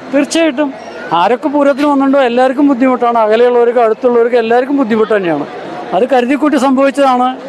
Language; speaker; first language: Malayalam; native; Malayalam